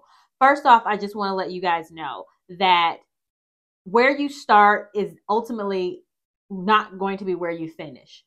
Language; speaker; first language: English; native; English